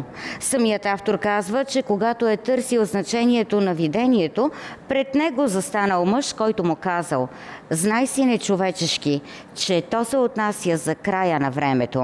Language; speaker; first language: Bulgarian; native; Bulgarian